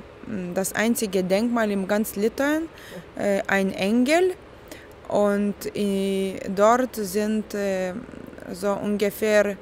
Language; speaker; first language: German; non-native, fluent; Lithuanian